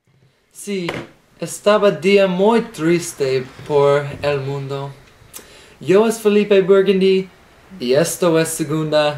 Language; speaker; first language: Spanish; non-native, learner; English